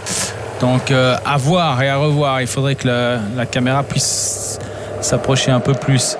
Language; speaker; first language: French; native; French